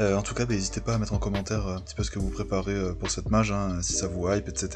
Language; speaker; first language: French; native; French